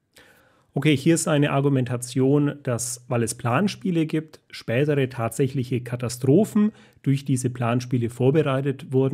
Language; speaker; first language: German; native; German